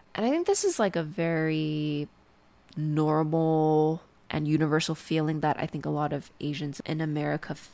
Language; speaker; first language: English; native; English